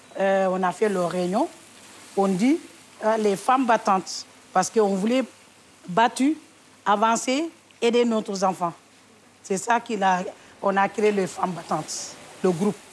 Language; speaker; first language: French; non-native, local second language; Wolof